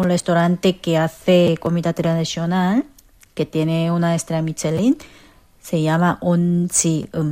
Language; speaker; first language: Spanish; non-native, fluent; Korean